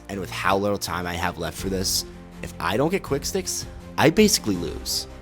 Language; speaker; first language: English; native; English